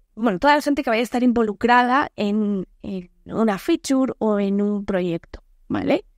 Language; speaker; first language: Spanish; native; Spanish